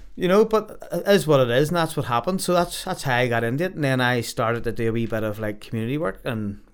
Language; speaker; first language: English; native; English